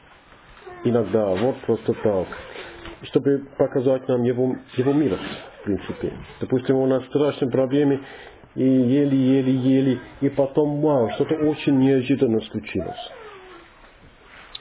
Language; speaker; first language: Russian; non-native, learner; English